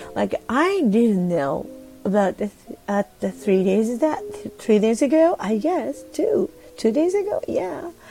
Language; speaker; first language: English; non-native, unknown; Japanese